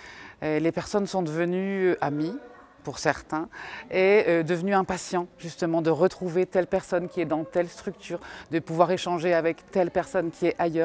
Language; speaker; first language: French; native; French